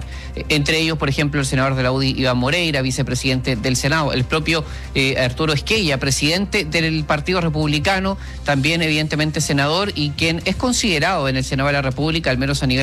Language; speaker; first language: Spanish; native; Spanish